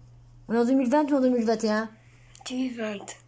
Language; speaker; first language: French; native; French